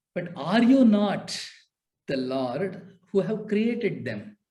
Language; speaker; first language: English; non-native, local second language; Kannada